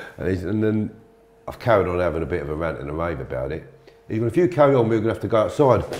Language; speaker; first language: English; native; English